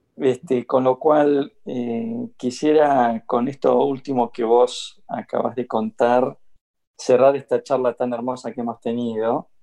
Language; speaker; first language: Spanish; native; Spanish